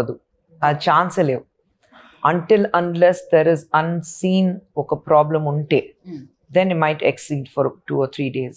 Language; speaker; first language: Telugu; non-native, fluent; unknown